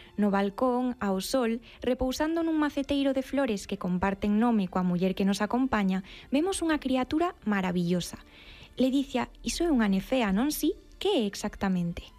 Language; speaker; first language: Galician; native; Galician